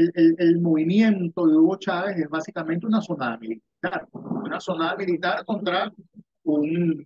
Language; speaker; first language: Spanish; native; Spanish